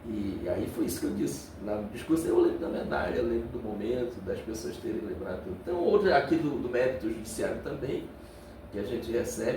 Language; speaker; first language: Portuguese; native; Portuguese